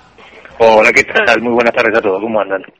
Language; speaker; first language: Spanish; native; Spanish